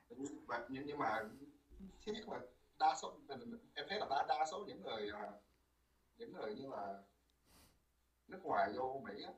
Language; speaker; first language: Vietnamese; early bilingual, heritage; Vietnamese